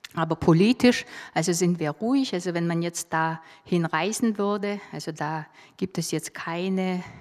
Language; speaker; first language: German; non-native, fluent; Mongolian